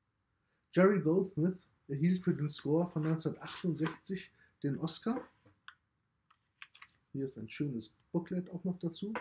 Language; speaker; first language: German; native; German